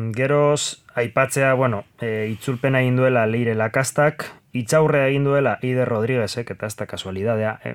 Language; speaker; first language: Basque; non-native, local second language; Spanish